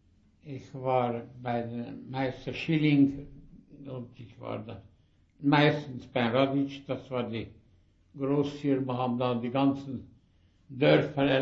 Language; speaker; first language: German; early bilingual, heritage; German